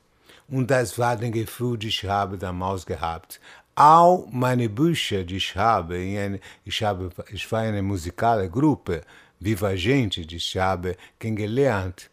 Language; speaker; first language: German; non-native, fluent; Portuguese